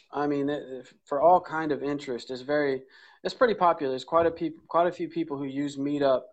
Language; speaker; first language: English; native; English